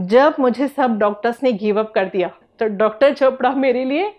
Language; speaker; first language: Hindi; native; Hindi